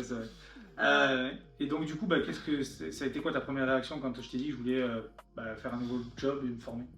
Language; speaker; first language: French; native; French